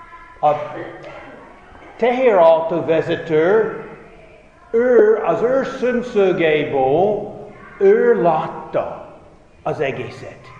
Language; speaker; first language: Hungarian; non-native, fluent; English